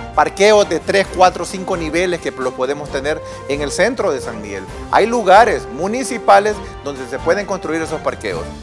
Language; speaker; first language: Spanish; native; Spanish